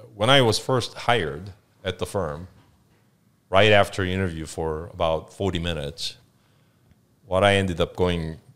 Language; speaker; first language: English; non-native, fluent; Korean